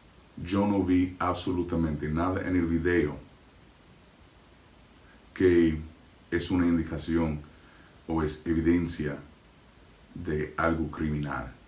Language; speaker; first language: Spanish; non-native, fluent; English